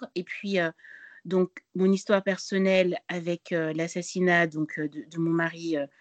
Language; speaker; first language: French; native; French